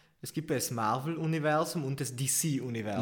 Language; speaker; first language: German; native; German